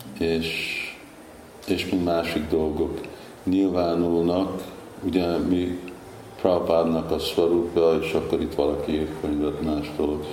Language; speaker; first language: Hungarian; early bilingual, heritage; Hungarian